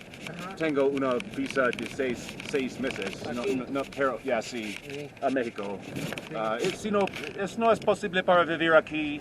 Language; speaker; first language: Spanish; non-native, learner; English